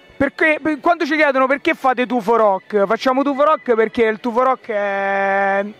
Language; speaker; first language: Italian; native; Italian